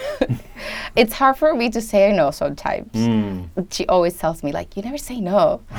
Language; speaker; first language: English; non-native, fluent; Spanish